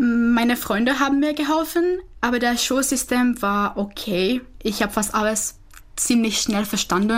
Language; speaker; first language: German; non-native, fluent; Czech